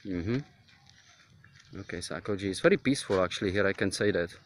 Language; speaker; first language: English; non-native, fluent; Czech